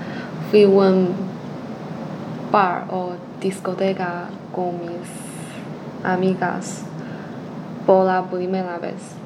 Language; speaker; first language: Spanish; non-native, learner; Chinese